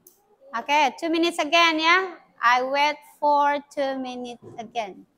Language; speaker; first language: English; non-native, learner; Indonesian